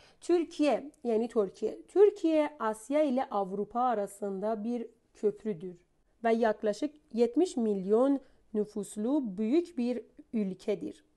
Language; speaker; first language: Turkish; non-native, fluent; Persian